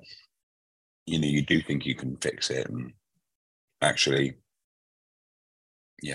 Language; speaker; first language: English; native; English